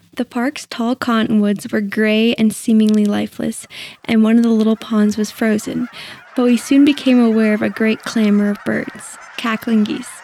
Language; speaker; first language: English; native; English